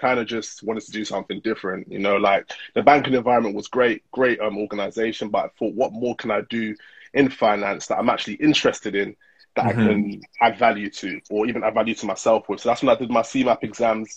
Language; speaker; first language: English; native; English